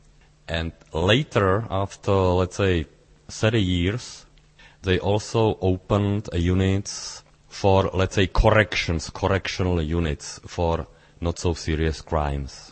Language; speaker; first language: English; non-native, fluent; Czech